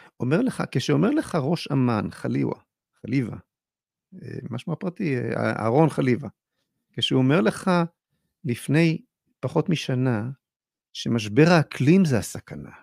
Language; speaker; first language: Hebrew; native; Hebrew